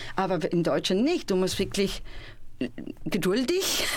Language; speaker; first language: German; non-native, fluent; Spanish